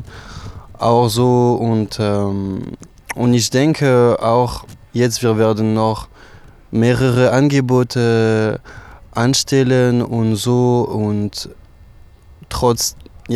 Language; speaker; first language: German; non-native, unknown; French